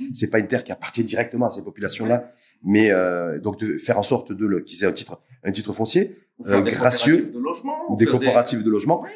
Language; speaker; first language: French; native; French